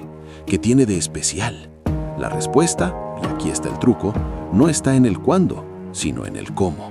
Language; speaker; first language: Spanish; native; Spanish